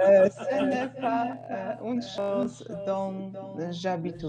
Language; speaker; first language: French; non-native, fluent; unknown